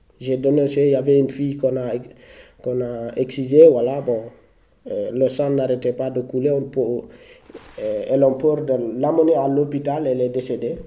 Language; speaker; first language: French; non-native, local second language; Fula